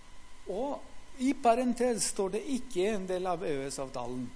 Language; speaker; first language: Norwegian; non-native, fluent; Greek